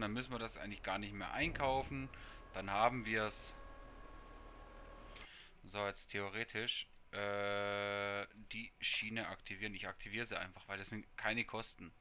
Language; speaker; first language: German; native; German